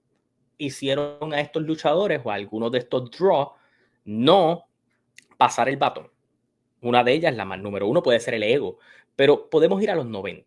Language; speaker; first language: Spanish; native; Spanish